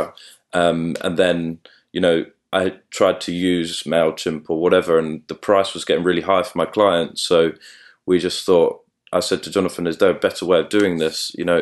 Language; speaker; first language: English; native; English